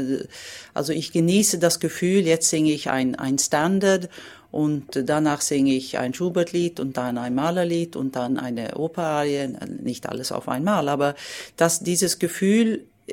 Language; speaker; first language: German; non-native, fluent; Swedish